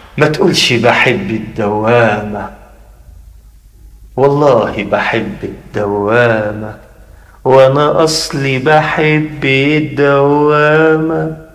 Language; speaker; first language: Arabic; native; Arabic